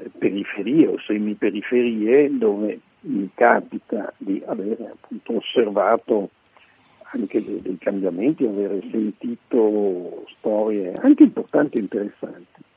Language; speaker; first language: Italian; native; Italian